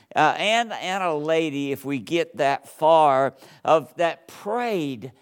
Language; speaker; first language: English; native; English